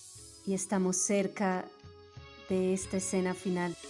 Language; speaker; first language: Spanish; native; Spanish